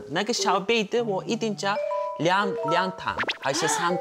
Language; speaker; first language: Chinese; non-native, fluent; Turkish